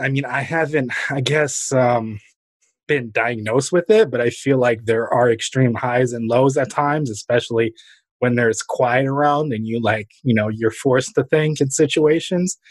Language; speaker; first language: English; early bilingual, other home language; Ukrainian